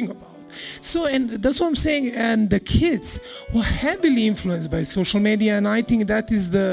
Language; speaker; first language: English; non-native, fluent; Serbian